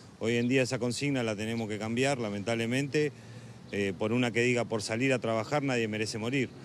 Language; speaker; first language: Spanish; native; Spanish